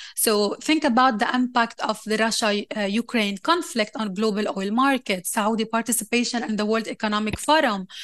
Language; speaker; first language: English; non-native, fluent; Arabic